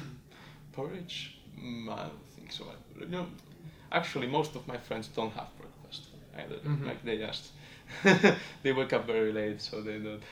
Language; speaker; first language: English; non-native, fluent; Spanish